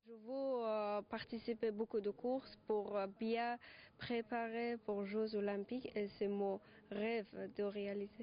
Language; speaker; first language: French; non-native, learner; Persian